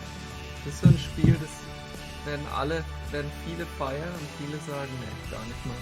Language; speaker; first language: German; native; German